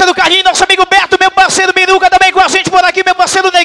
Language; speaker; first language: Portuguese; native; Portuguese